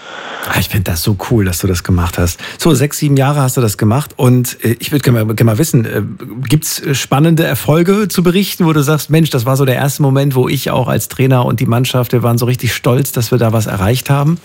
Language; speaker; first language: German; native; German